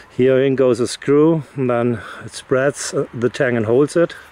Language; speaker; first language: English; non-native, fluent; German